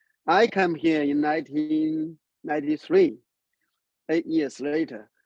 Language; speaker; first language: English; non-native, learner; Chinese